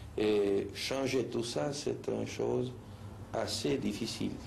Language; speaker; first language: French; non-native, fluent; Spanish